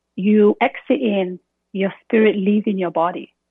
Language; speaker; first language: English; native; English